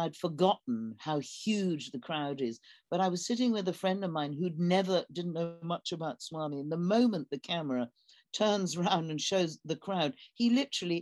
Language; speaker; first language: English; native; English